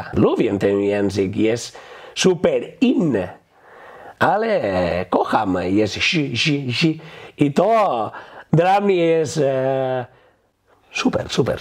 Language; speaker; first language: Polish; non-native, learner; Catalan